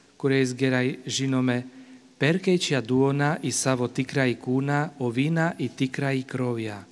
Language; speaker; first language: Lithuanian; non-native, fluent; Slovak